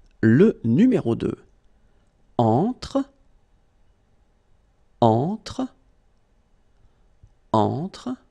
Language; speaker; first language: French; native; French